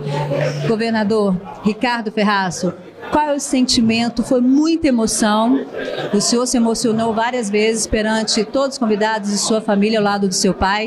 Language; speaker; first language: Portuguese; native; Portuguese